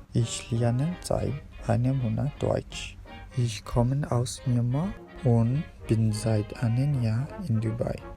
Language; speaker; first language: German; non-native, learner; Burmese